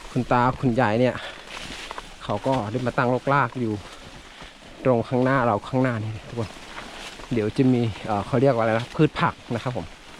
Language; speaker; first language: Thai; non-native, local second language; Karen languages